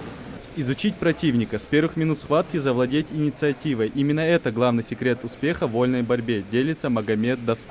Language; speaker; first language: Russian; native; Russian